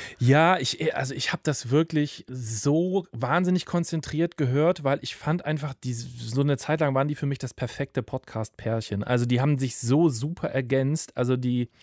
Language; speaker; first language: German; native; German